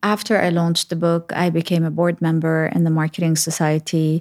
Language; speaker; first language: English; early bilingual, other home language; Arabic